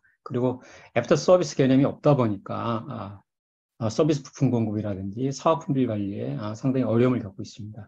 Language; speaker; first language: Korean; native; Korean